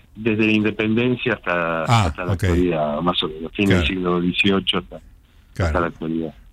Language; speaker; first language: Spanish; native; Spanish